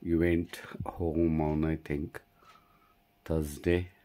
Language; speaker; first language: English; non-native, local second language; Marathi